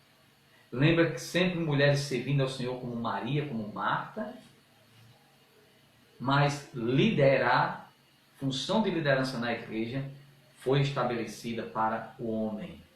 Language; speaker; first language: Portuguese; native; Portuguese